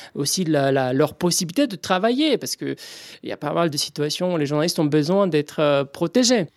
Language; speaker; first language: French; non-native, fluent; Romanian